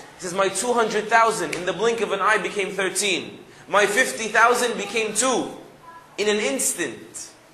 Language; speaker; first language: English; early bilingual, other home language; Arabic